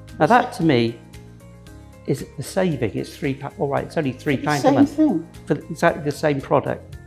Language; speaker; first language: English; native; English